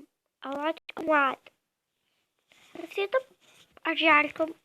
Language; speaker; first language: Arabic; native; Arabic